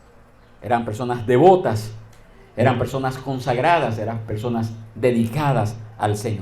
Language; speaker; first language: Spanish; native; Spanish